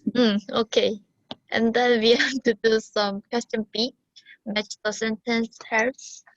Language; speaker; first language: English; non-native, learner; Korean